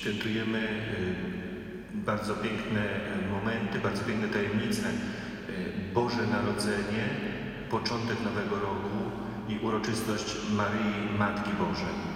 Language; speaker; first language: Polish; native; Polish